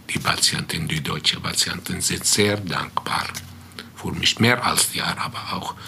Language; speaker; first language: German; non-native, fluent; Arabic